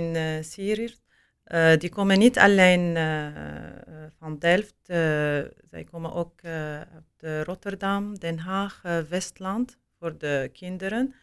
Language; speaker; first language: Dutch; non-native, learner; Arabic